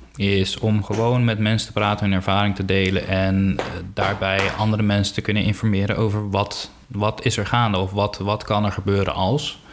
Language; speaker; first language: Dutch; early bilingual, other home language; Papiamento